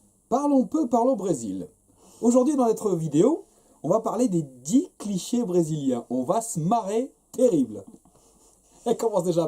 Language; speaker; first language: French; native; French